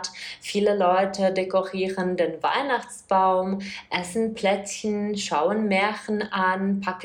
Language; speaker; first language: German; non-native, fluent; Czech